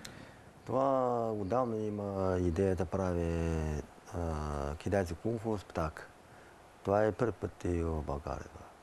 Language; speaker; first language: Bulgarian; non-native, learner; Chinese